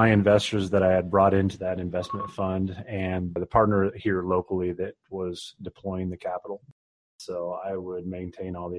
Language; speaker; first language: English; native; English